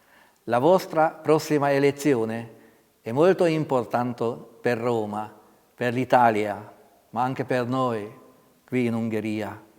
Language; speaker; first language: Italian; non-native, fluent; Hungarian